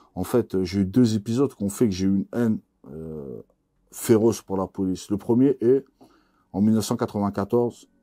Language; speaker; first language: French; native; French